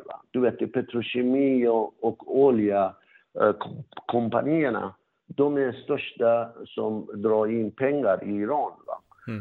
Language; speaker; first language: Swedish; non-native, fluent; Persian